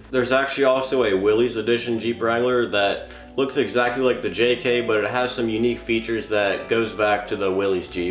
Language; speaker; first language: English; native; English